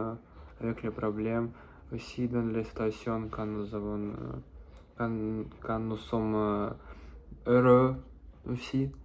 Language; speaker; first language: French; non-native, learner; Russian